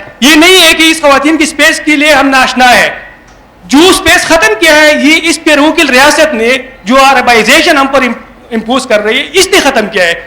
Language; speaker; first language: Urdu; non-native, local second language; Pashto